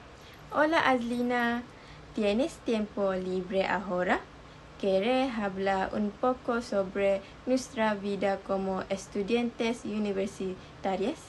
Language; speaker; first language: Spanish; non-native, learner; Malay